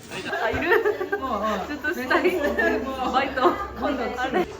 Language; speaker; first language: Japanese; non-native, fluent; Korean